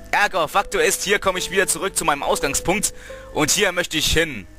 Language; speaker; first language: German; native; German